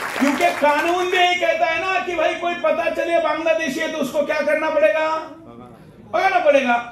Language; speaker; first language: Hindi; non-native, local second language; Marathi